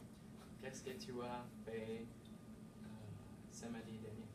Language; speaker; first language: French; non-native, learner; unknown